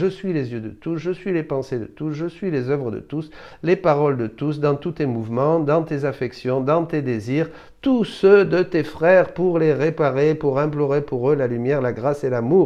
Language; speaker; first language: French; native; French